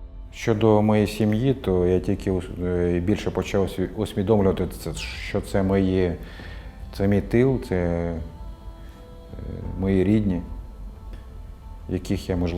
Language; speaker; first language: Ukrainian; non-native, local second language; Russian